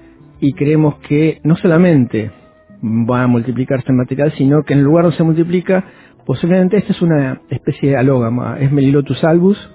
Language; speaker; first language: Spanish; native; Spanish